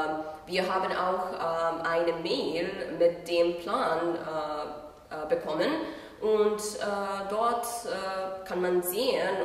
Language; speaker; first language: German; non-native, fluent; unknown